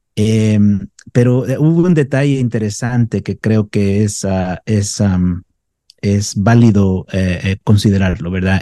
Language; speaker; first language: Spanish; native; Spanish